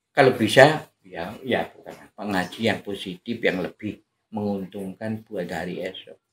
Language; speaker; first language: Indonesian; native; Indonesian